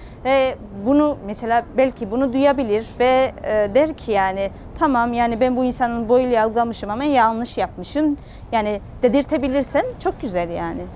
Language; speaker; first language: Turkish; non-native, fluent; Georgian